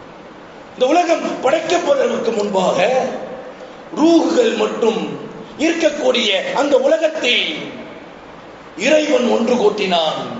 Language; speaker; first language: Tamil; native; Tamil